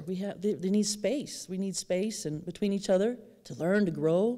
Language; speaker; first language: English; native; English